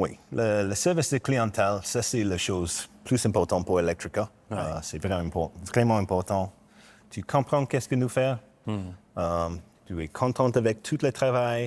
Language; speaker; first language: French; non-native, learner; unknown